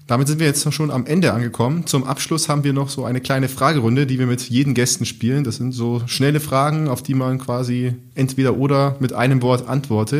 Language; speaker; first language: German; native; German